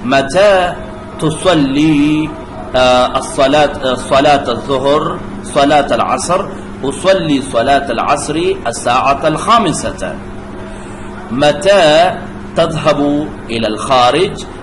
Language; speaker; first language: Arabic; non-native, fluent; Urdu